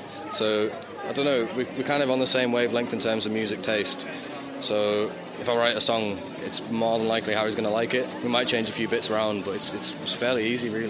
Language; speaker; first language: English; native; English